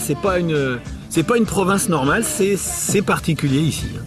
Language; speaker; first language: French; native; French